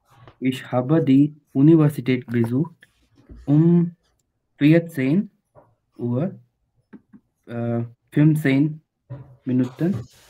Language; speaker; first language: German; non-native, learner; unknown